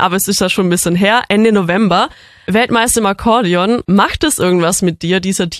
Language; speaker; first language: German; native; German